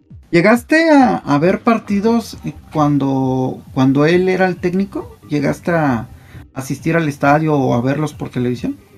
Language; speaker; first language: Spanish; native; Spanish